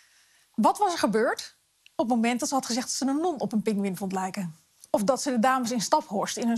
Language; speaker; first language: Dutch; native; Dutch